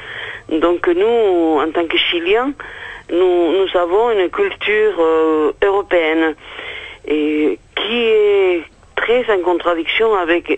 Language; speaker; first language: French; non-native, fluent; Spanish